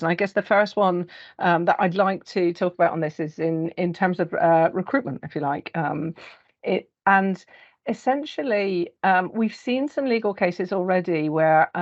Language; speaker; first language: English; native; English